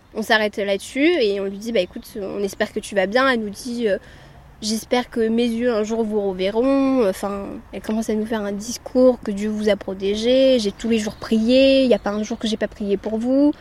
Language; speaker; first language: French; early bilingual, other home language; Amharic